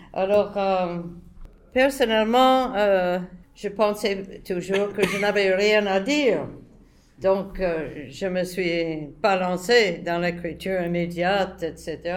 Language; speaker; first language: French; non-native, fluent; English